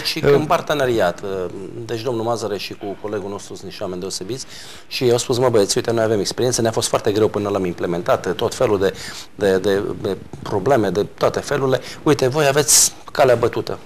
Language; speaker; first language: Romanian; native; Romanian